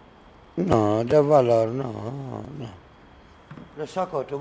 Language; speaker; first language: Spanish; non-native, learner; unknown